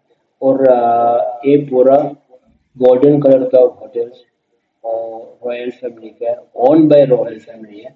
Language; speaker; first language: Hindi; non-native, learner; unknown